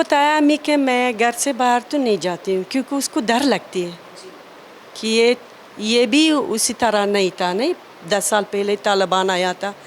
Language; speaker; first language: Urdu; non-native, learner; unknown